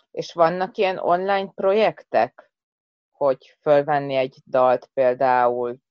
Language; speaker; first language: Hungarian; native; Hungarian